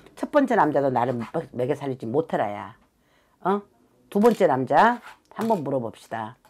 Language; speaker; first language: Korean; native; Korean